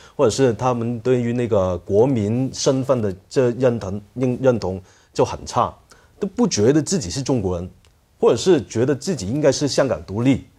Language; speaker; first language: Chinese; non-native, fluent; Cantonese